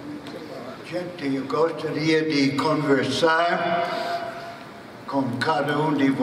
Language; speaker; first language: Portuguese; non-native, fluent; English